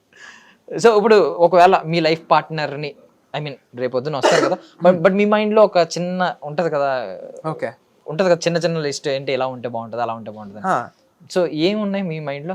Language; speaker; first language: Telugu; native; Telugu